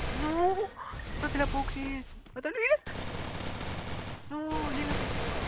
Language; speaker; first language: Spanish; native; Spanish